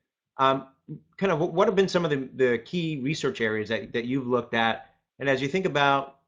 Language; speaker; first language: English; native; English